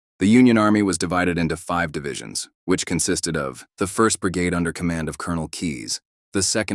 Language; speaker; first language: English; native; English